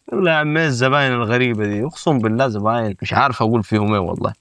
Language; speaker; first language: Arabic; native; Arabic